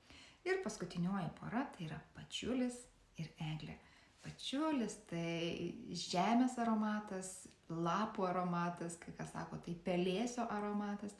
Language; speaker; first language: Lithuanian; native; Lithuanian